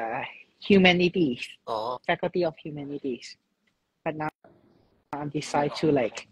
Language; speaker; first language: English; non-native, learner; Thai